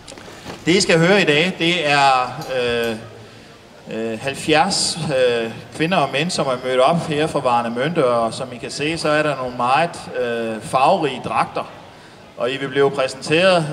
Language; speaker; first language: Danish; native; Danish